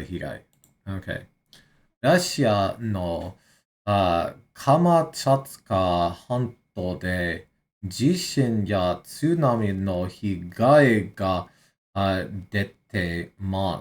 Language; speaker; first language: Japanese; non-native, learner; English